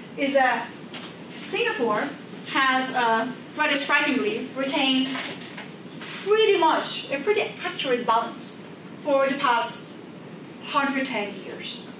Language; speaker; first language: English; non-native, fluent; Indonesian